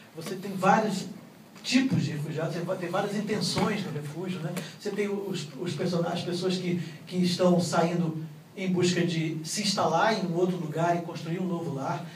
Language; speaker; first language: Portuguese; native; Portuguese